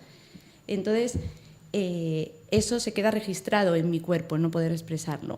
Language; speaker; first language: Spanish; native; Spanish